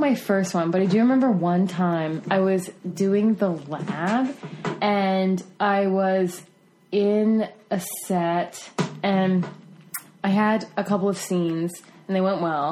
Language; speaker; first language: English; native; English